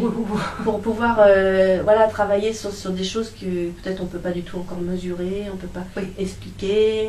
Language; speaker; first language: French; native; French